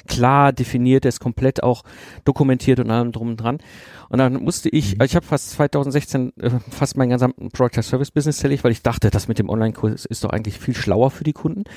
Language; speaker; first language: German; native; German